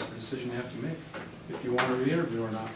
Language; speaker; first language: English; native; English